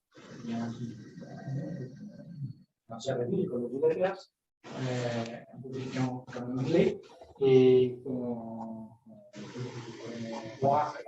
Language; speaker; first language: French; non-native, fluent; Spanish